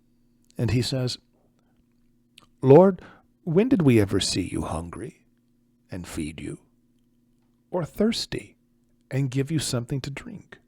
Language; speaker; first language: English; native; English